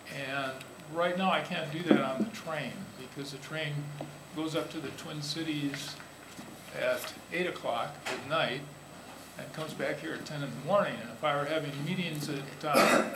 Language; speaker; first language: English; native; English